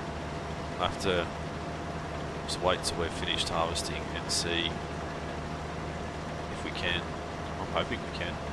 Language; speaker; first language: English; native; English